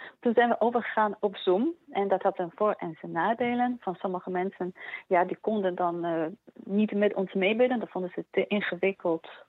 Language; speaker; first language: Dutch; early bilingual, other home language; Polish